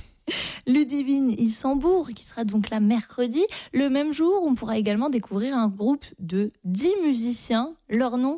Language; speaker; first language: French; native; French